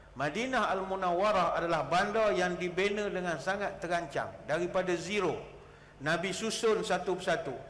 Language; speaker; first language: Malay; native; Malay